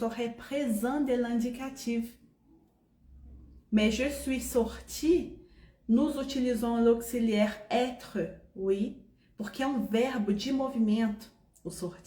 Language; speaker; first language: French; non-native, fluent; Portuguese